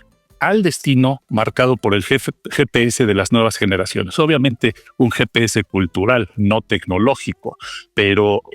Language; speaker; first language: Spanish; native; Spanish